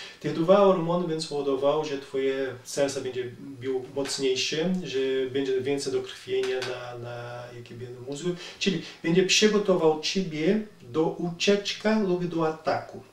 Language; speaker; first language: Polish; non-native, learner; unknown